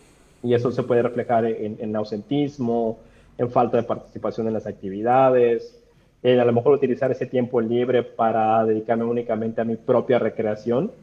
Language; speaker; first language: Spanish; native; Spanish